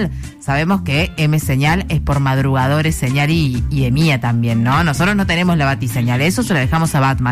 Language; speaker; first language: Spanish; native; Spanish